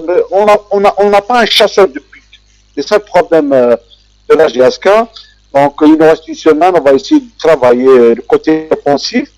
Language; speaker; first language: French; non-native, local second language; Kabyle